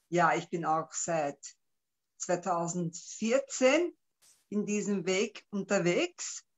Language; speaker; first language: German; non-native, local second language; Turkish